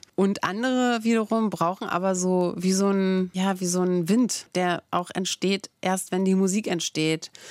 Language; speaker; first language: German; native; German